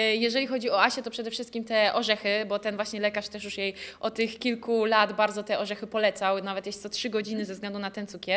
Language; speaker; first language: Polish; native; Polish